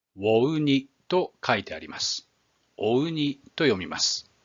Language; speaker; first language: Japanese; native; Japanese